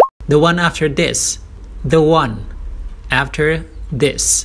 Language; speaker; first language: English; non-native, fluent; Thai